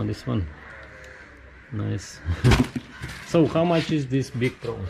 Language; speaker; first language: English; non-native, learner; Ukrainian